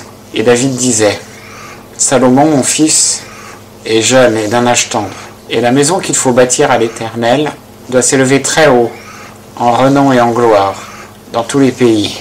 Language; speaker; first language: French; native; French